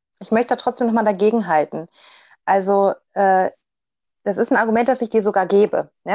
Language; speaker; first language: German; native; German